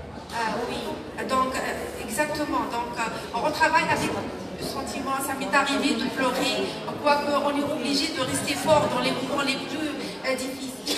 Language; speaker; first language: French; non-native, local second language; Arabic